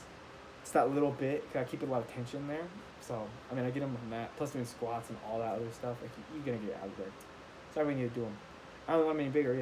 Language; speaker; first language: English; native; English